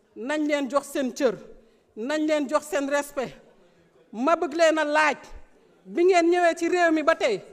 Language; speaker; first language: Wolof; non-native, local second language; Serer